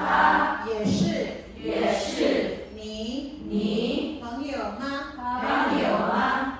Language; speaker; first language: Chinese; non-native, fluent; Filipino